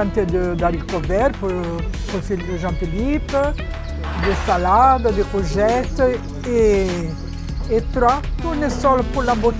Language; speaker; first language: French; non-native, fluent; Portuguese